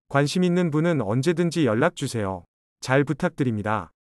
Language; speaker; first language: Korean; non-native, learner; Chinese